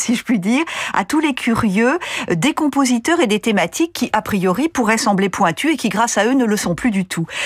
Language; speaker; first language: French; native; French